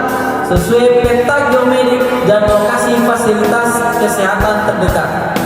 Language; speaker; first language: Indonesian; native; Indonesian